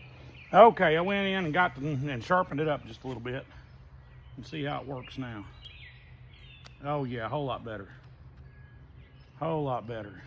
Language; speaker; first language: English; native; English